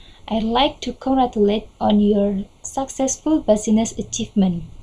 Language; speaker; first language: English; non-native, learner; Indonesian